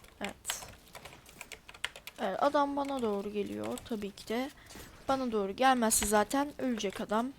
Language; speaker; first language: Turkish; native; Turkish